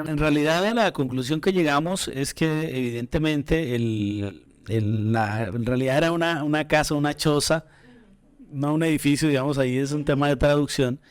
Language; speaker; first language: Spanish; native; Spanish